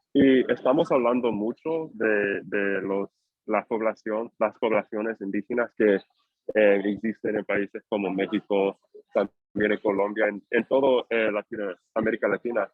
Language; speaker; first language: Spanish; non-native, fluent; English